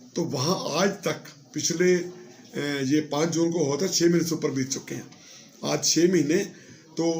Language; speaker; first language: Hindi; non-native, local second language; Punjabi